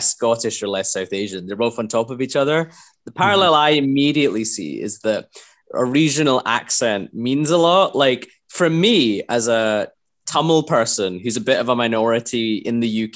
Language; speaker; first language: English; native; English